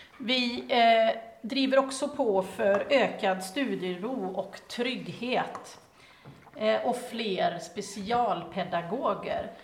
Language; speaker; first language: Swedish; native; Swedish